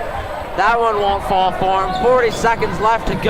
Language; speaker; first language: English; native; English